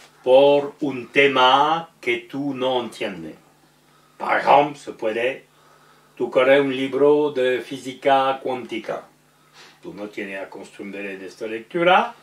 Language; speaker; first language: Spanish; non-native, learner; French